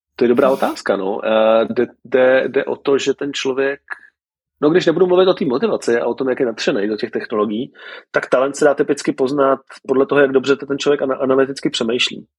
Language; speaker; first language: Czech; native; Czech